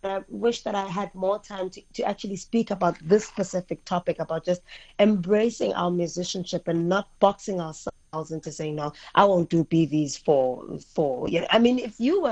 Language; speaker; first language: English; non-native, local second language; Xhosa